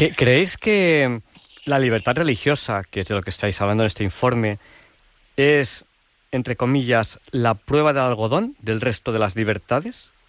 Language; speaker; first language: Spanish; native; Spanish